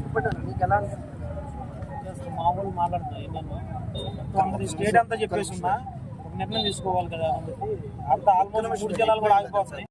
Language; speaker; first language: Telugu; native; Telugu